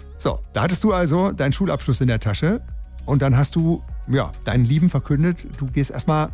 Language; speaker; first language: German; native; German